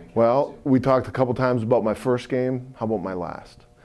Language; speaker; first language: English; native; English